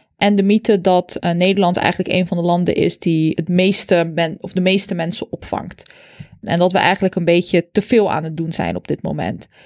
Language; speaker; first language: Dutch; early bilingual, other home language; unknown